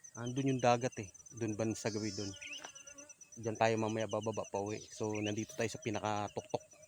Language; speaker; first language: Filipino; native; Filipino